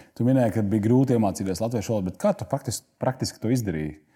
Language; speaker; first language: Latvian; native; Latvian